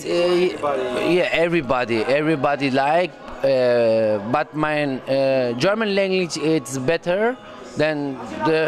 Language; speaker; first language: English; non-native, learner; Turkish